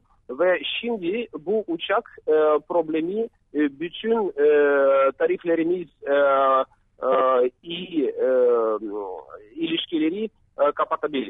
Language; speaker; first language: Turkish; non-native, fluent; Russian